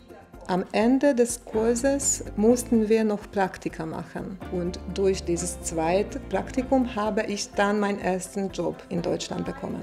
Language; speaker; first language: German; non-native, fluent; Hungarian